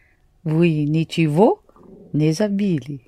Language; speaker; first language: Russian; non-native, learner; English